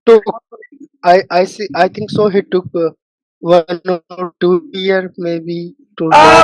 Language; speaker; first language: English; non-native, learner; Hindi